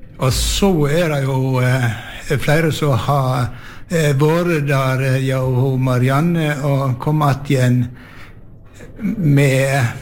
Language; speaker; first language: Norwegian; native; Norwegian